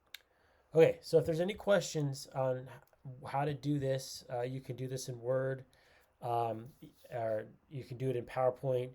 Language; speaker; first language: English; native; English